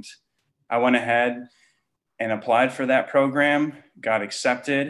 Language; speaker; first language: English; native; English